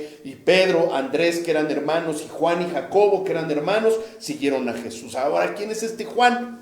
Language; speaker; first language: Spanish; native; Spanish